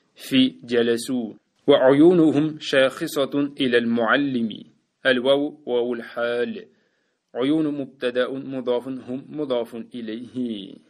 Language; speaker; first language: Arabic; non-native, fluent; Uzbek